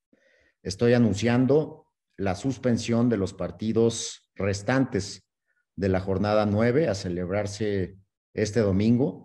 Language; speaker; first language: Spanish; native; Spanish